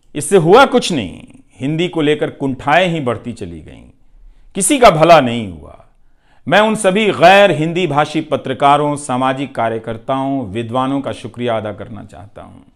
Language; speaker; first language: Hindi; non-native, local second language; Bhojpuri